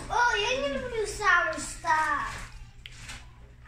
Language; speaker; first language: Russian; early bilingual, heritage; Russian